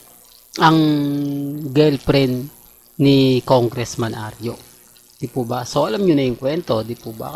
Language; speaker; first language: Filipino; native; Filipino